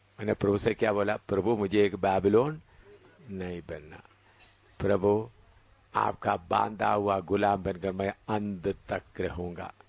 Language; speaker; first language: Hindi; non-native, fluent; Malayalam